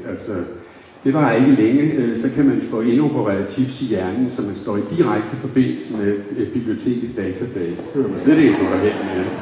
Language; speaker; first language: Danish; native; Danish